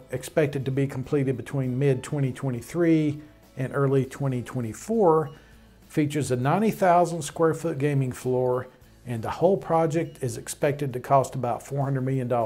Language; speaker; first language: English; native; English